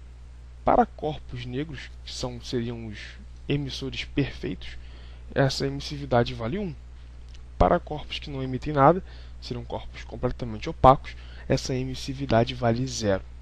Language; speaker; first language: Portuguese; native; Portuguese